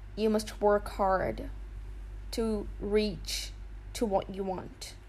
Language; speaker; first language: English; non-native, fluent; Arabic